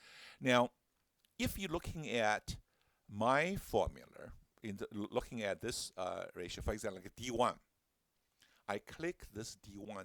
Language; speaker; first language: English; non-native, fluent; Chinese